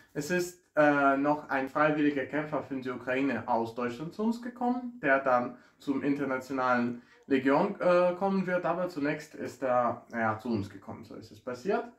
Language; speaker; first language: German; non-native, fluent; Ukrainian